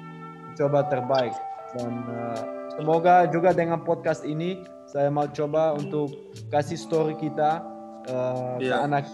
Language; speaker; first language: Indonesian; non-native, learner; Dutch